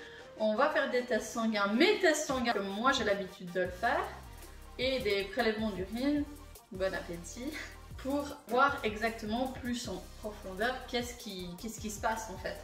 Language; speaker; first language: French; native; French